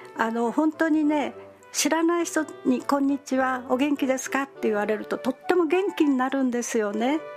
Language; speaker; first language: Japanese; native; Japanese